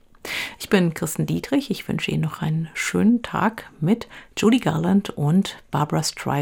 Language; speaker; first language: German; native; German